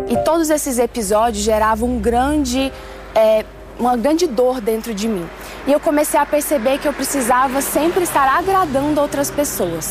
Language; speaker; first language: Portuguese; early bilingual, other home language; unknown